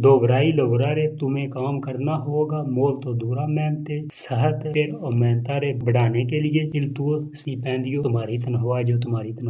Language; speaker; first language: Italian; non-native, fluent; Punjabi